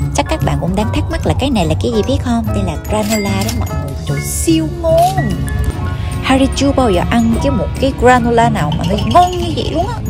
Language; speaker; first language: Vietnamese; early bilingual, heritage; Korean